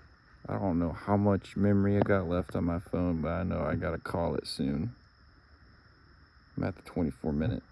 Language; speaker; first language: English; native; English